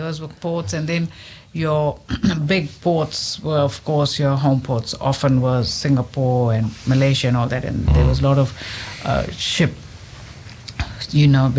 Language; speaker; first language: English; non-native, local second language; Hindi